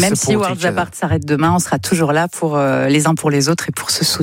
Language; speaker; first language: French; native; French